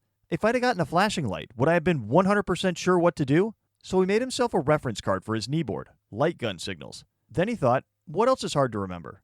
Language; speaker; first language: English; native; English